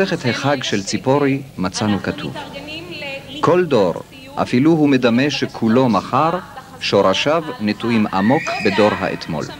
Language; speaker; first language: Hebrew; native; Hebrew